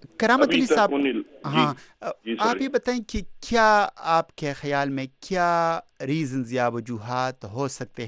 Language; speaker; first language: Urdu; non-native, local second language; Pashto